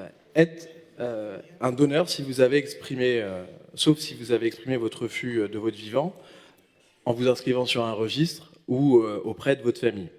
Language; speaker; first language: French; native; French